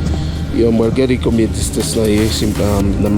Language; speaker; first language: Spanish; non-native, learner; Haitian Creole